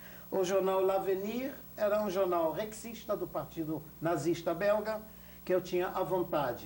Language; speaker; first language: Portuguese; non-native, fluent; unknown